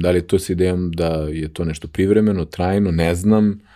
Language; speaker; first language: Serbian; native; Serbian